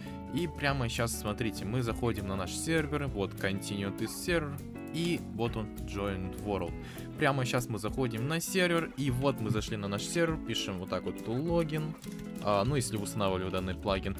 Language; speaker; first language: Russian; native; Russian